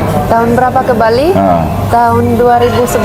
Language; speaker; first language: Indonesian; non-native, fluent; Finnish